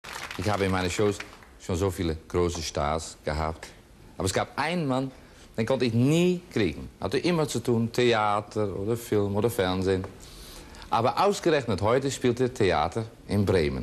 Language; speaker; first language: German; non-native, fluent; Dutch